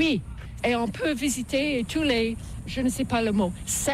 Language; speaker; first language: French; non-native, fluent; English